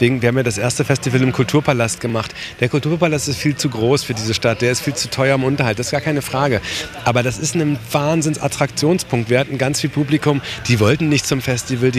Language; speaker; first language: German; native; German